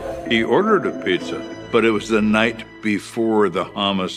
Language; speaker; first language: English; native; English